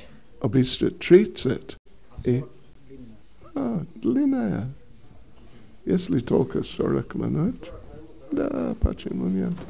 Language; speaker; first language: Russian; non-native, learner; English